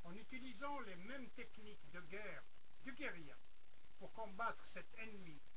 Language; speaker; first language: French; non-native, local second language; Arabic